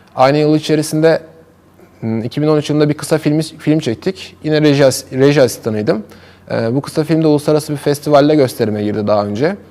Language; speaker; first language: Turkish; native; Turkish